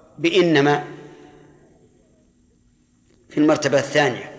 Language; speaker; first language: Arabic; native; Arabic